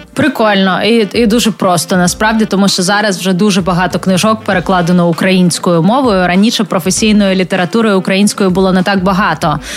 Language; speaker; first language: Ukrainian; non-native, local second language; Russian